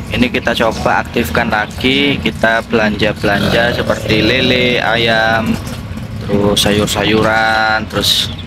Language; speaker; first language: Indonesian; non-native, local second language; Javanese